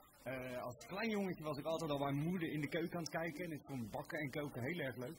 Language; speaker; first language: Dutch; native; Dutch